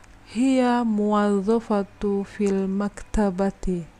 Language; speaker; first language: Arabic; non-native, fluent; Indonesian